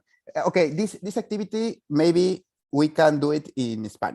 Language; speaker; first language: English; non-native, fluent; Spanish